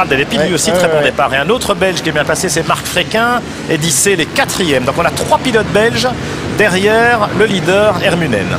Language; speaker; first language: French; native; French